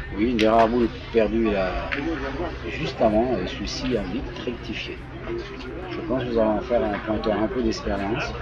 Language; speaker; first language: French; native; French